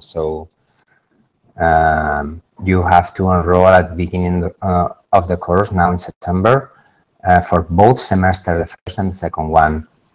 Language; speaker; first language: English; non-native, fluent; Spanish